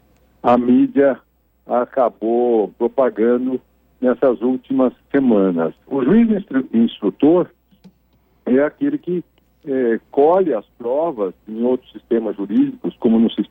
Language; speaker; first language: Portuguese; native; Portuguese